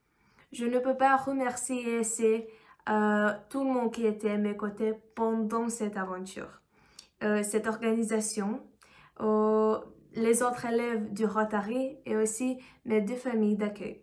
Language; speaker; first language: French; non-native, fluent; Lithuanian